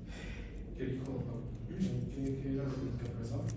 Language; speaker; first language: Spanish; native; Spanish